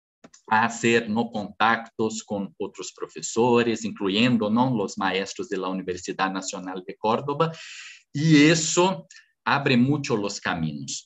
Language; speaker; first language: Spanish; non-native, fluent; Portuguese